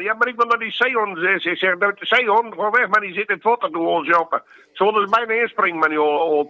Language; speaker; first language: Dutch; native; Dutch